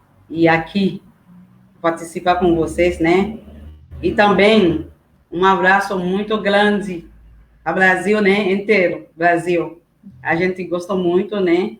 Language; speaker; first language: Portuguese; non-native, learner; Haitian Creole